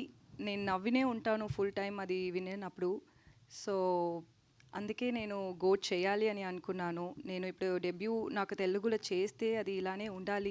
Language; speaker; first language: Telugu; non-native, learner; Tamil